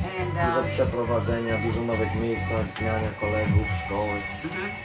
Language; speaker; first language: Polish; early bilingual, heritage; Polish